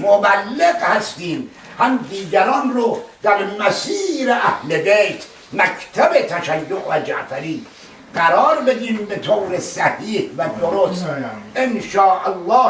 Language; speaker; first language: Persian; native; Persian